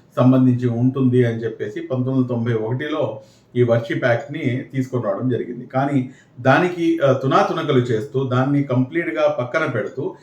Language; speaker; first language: Telugu; non-native, local second language; Urdu